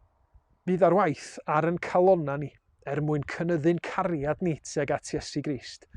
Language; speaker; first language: Welsh; native; Welsh